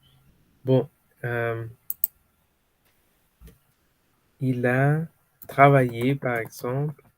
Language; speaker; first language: French; non-native, fluent; Spanish